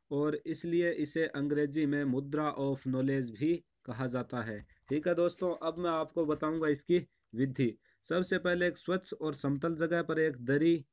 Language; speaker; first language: Hindi; native; Hindi